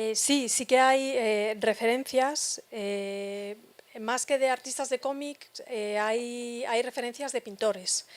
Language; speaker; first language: Spanish; native; Spanish